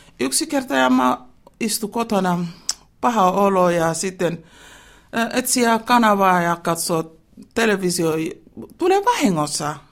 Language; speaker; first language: Finnish; non-native, learner; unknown